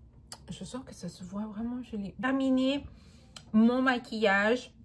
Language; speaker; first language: French; non-native, fluent; Spanish